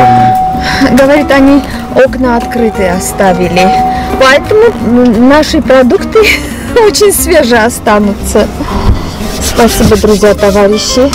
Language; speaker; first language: Russian; non-native, fluent; Armenian